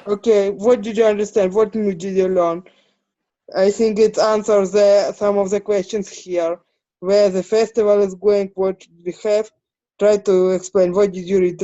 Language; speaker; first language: English; non-native, learner; Ukrainian